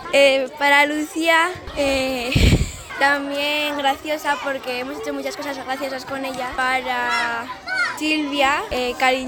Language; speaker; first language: Spanish; native; Spanish